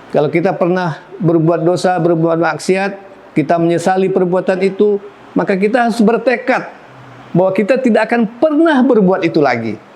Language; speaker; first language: Malay; non-native, local second language; Minangkabau